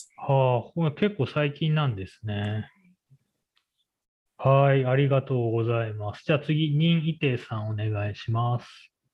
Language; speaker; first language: Japanese; native; Japanese